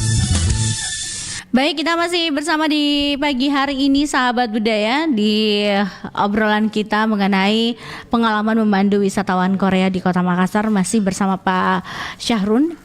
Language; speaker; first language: Indonesian; native; Indonesian